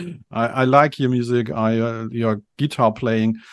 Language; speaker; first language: English; non-native, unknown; German